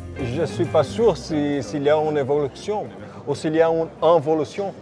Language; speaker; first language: French; non-native, fluent; Portuguese